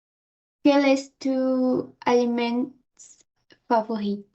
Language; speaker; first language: French; non-native, learner; Portuguese